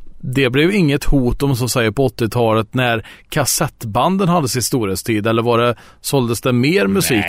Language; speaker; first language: Swedish; native; Swedish